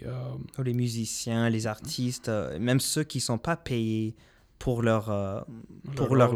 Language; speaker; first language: French; non-native, local second language; English